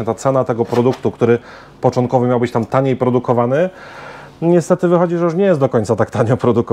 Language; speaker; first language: Polish; native; Polish